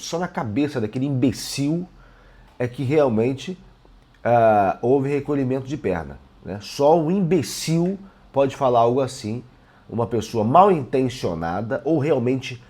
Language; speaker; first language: Portuguese; native; Portuguese